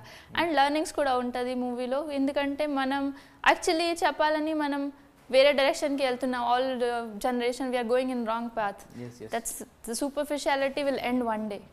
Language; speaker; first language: Telugu; non-native, fluent; Hindi